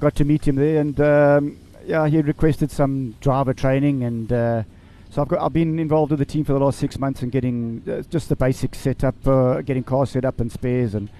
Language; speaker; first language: English; native; English